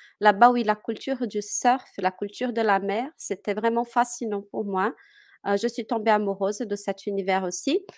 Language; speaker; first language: French; non-native, fluent; Portuguese